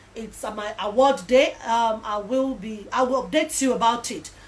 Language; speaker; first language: English; non-native, local second language; Yoruba